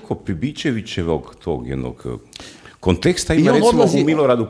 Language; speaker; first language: Croatian; native; Croatian